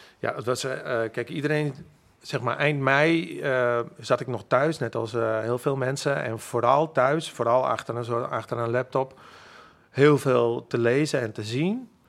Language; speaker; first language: Dutch; non-native, local second language; Western Frisian